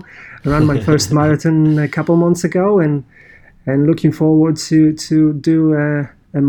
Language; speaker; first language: English; non-native, fluent; Polish